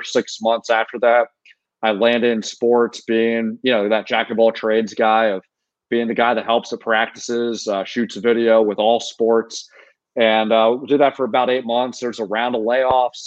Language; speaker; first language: English; native; English